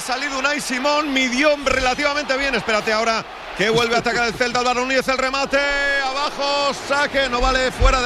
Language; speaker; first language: Spanish; native; Spanish